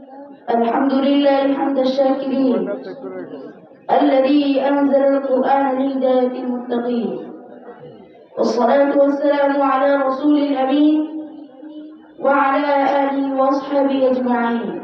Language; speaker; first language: Arabic; non-native, learner; Bangla